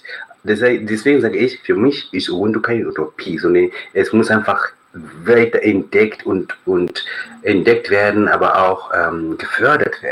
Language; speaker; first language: German; non-native, fluent; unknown